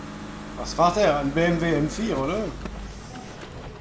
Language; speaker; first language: German; non-native, fluent; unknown